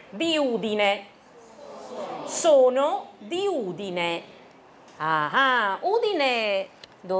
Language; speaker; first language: Italian; non-native, fluent; Chinese